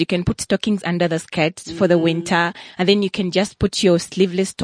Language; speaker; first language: English; non-native, local second language; Ganda